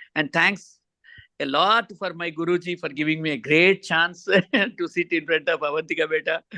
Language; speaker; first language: English; non-native, local second language; Telugu